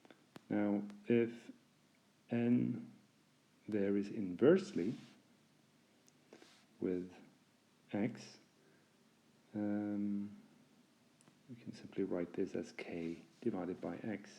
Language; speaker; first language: English; non-native, fluent; Norwegian